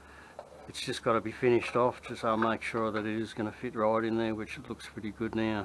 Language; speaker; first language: English; native; English